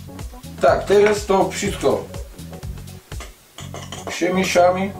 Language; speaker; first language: Polish; non-native, learner; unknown